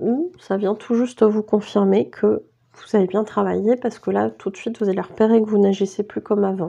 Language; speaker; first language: French; native; French